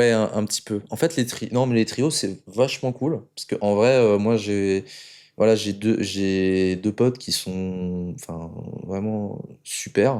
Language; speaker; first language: French; native; French